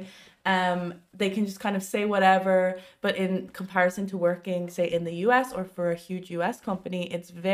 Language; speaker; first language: English; native; English